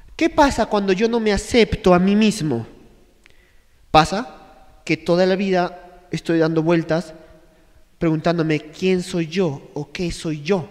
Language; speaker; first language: Spanish; native; Spanish